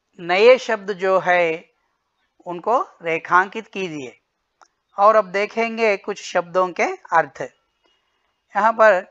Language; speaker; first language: Hindi; non-native, local second language; Telugu